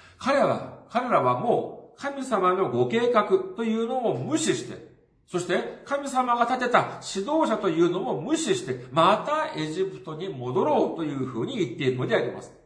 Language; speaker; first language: Japanese; non-native, fluent; Korean